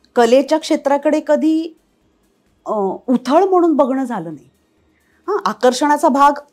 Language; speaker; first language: Marathi; native; Marathi